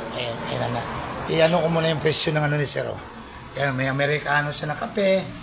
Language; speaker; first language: Filipino; non-native, local second language; Hiligaynon